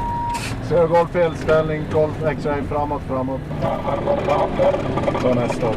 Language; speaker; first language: Swedish; native; Swedish